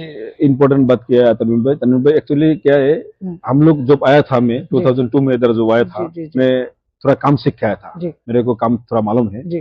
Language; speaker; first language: Hindi; non-native, local second language; Bangla